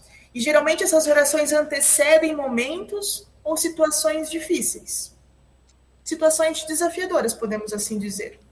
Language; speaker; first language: Portuguese; native; Portuguese